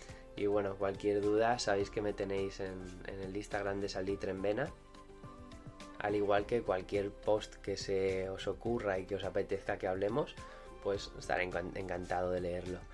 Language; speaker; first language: Spanish; native; Spanish